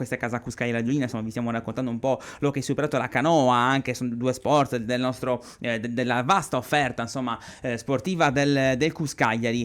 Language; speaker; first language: Italian; native; Italian